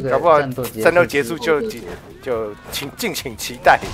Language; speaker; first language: Chinese; native; Chinese